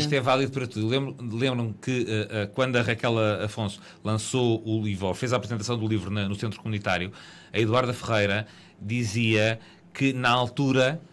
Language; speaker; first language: Portuguese; native; Portuguese